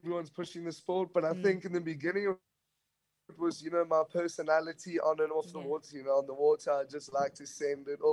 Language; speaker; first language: English; native; English